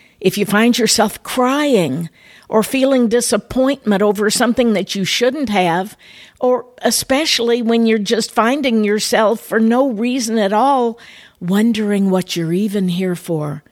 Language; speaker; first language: English; native; English